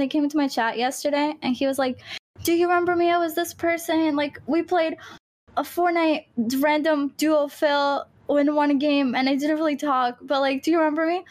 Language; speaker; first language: English; non-native, fluent; Greek